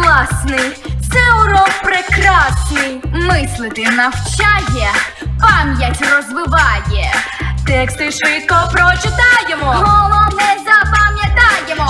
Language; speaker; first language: Ukrainian; native; Ukrainian